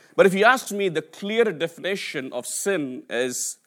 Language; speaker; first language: English; non-native, local second language; Telugu